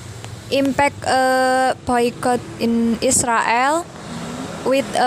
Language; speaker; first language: English; non-native, learner; Indonesian